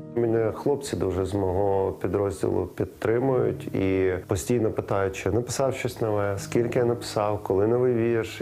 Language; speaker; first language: Ukrainian; native; Ukrainian